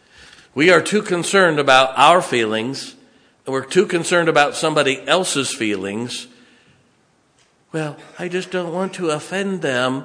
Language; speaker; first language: English; native; English